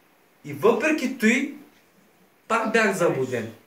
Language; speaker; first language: Bulgarian; native; Bulgarian